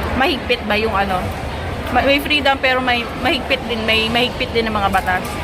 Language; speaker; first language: Filipino; native; Filipino